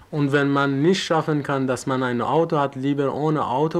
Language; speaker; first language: German; non-native, fluent; Persian